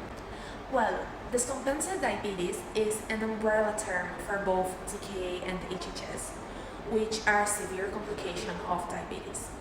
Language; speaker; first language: English; non-native, fluent; Portuguese